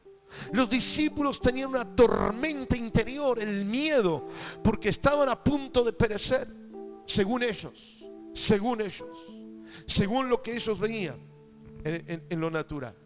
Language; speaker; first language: Spanish; native; Spanish